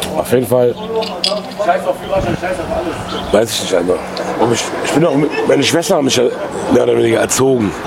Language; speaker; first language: German; early bilingual, other home language; Arabic